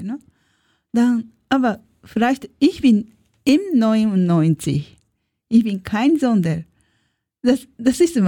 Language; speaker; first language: German; non-native, learner; Japanese